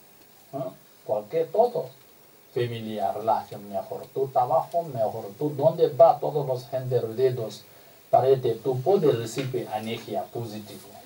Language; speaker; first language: Spanish; non-native, learner; Tibetan